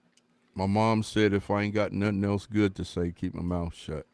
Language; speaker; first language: English; native; English